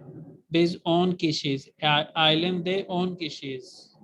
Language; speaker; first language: Turkish; non-native, fluent; Urdu